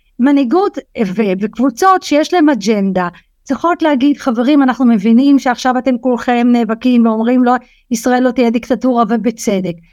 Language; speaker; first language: Hebrew; early bilingual, other home language; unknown